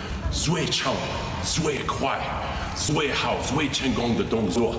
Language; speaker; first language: Chinese; non-native, learner; English